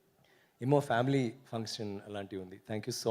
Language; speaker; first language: Telugu; non-native, learner; Tamil